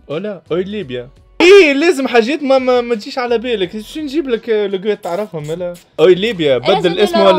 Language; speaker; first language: Arabic; native; Arabic